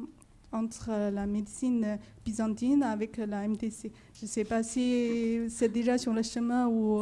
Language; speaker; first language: French; non-native, fluent; Chinese